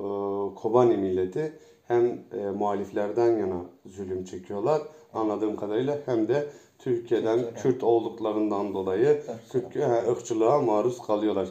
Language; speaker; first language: Turkish; native; Turkish